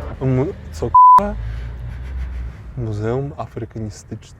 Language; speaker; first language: Polish; non-native, fluent; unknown